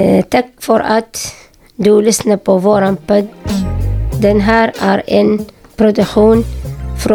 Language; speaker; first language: Swedish; non-native, learner; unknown